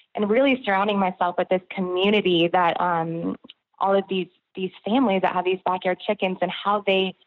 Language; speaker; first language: English; native; English